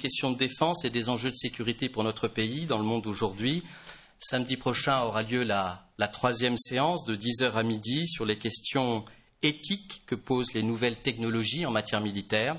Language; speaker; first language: French; native; French